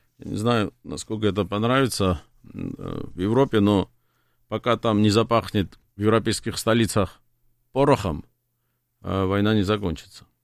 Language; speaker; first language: Russian; non-native, local second language; Georgian